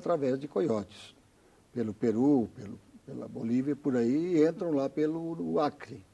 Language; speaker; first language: Portuguese; native; Portuguese